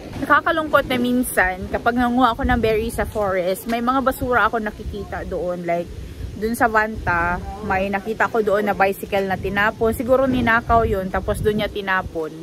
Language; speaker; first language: Filipino; non-native, local second language; Cebuano